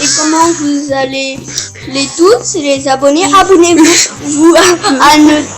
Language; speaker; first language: French; early bilingual, other home language; Romanian